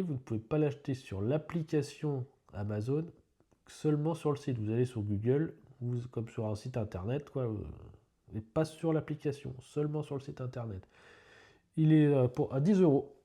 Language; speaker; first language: French; native; French